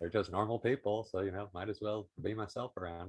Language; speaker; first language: English; native; English